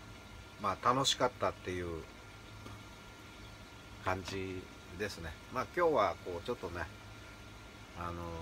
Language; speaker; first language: Japanese; native; Japanese